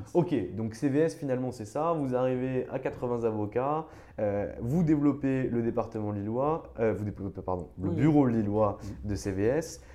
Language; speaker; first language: French; native; French